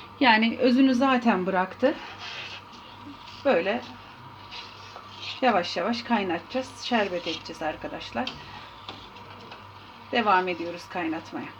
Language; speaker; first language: Turkish; native; Turkish